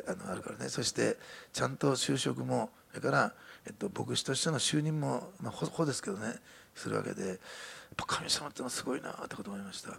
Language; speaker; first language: Japanese; native; Japanese